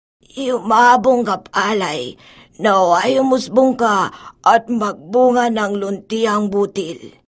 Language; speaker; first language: Filipino; native; Filipino